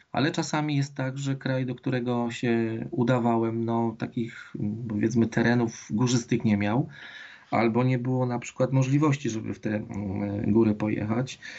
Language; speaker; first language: Polish; native; Polish